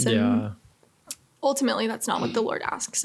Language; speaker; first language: English; native; English